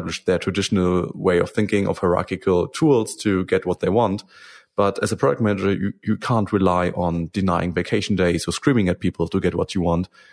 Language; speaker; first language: English; non-native, fluent; German